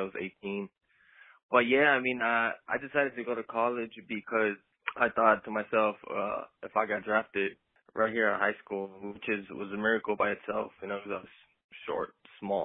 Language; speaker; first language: English; native; English